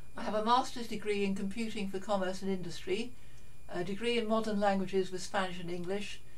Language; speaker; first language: English; native; English